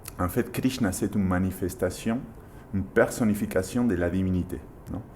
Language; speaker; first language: French; non-native, fluent; Spanish